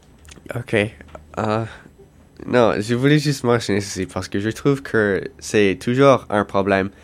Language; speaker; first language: French; non-native, local second language; English